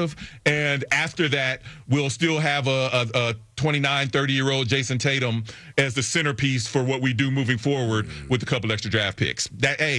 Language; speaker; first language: English; native; English